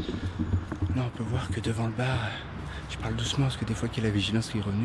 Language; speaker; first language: French; native; French